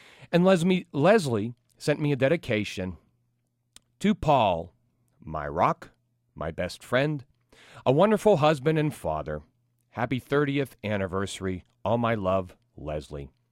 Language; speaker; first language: English; native; English